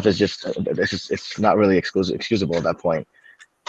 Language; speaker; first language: English; native; English